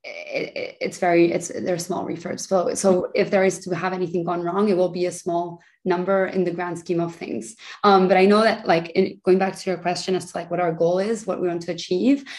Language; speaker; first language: English; early bilingual, other home language; Spanish